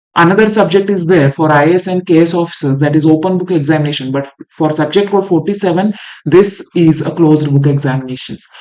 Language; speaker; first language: English; non-native, local second language; Kannada